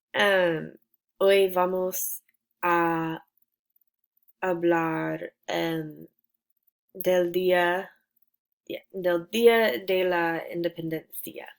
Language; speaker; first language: Spanish; non-native, learner; English